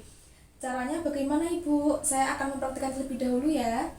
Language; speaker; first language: Indonesian; native; Indonesian